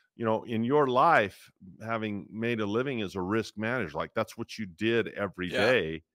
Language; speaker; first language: English; native; English